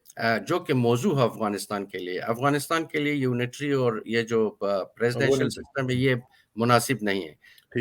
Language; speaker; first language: Hindi; non-native, fluent; Persian